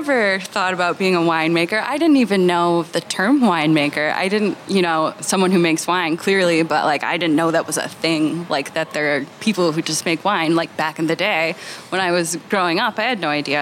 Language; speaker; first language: English; native; English